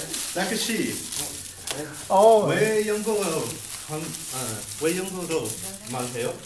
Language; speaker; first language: Korean; non-native, learner; English